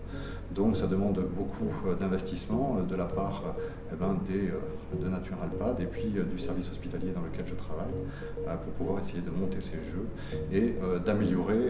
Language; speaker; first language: French; native; French